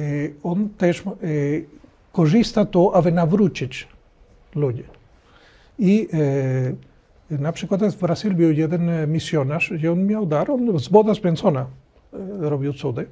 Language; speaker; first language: Polish; non-native, learner; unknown